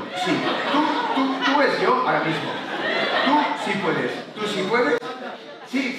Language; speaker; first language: Spanish; native; Spanish